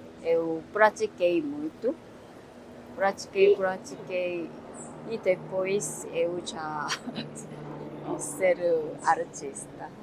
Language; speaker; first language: Portuguese; non-native, learner; Korean